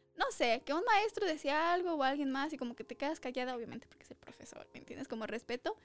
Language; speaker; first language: Spanish; early bilingual, other home language; English